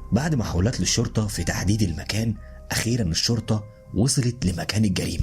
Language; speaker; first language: Arabic; native; Arabic